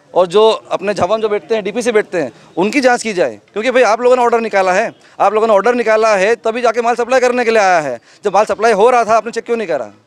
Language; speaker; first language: Hindi; native; Hindi